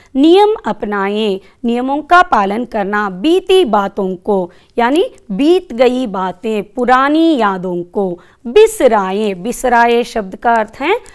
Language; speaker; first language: Hindi; non-native, local second language; Kannada